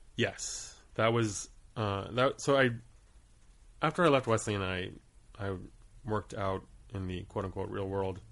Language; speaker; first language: English; native; English